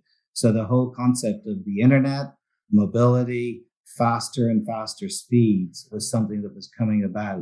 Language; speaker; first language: English; native; English